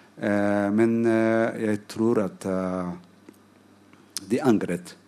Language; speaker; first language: Norwegian; non-native, fluent; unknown